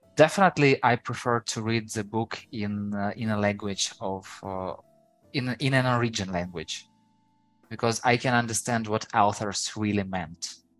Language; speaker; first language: English; non-native, fluent; Ukrainian